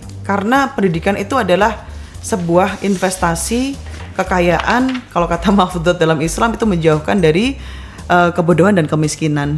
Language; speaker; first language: Indonesian; native; Indonesian